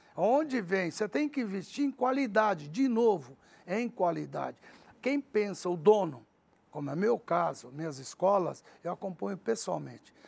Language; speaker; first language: Portuguese; early bilingual, other home language; Arabic